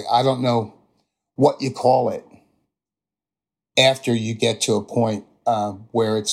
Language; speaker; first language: English; native; English